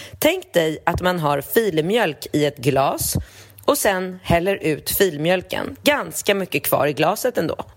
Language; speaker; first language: Swedish; early bilingual, other home language; Polish